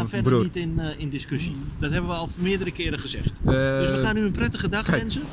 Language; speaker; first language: Dutch; native; Dutch